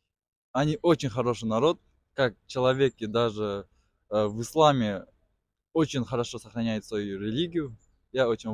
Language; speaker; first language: Russian; non-native, local second language; Kazakh